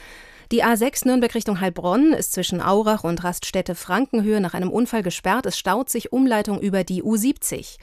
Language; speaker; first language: German; native; German